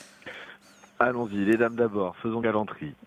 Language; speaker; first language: French; native; French